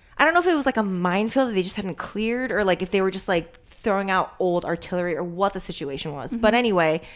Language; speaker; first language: English; early bilingual, other home language; Chinese